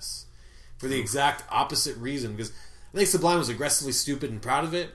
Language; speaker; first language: English; native; English